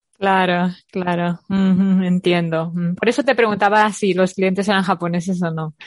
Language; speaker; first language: Spanish; native; Spanish